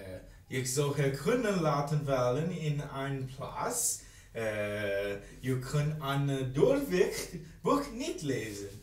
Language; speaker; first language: Dutch; non-native, learner; English